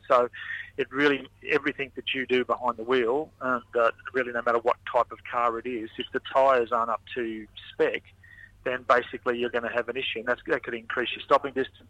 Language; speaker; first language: English; native; English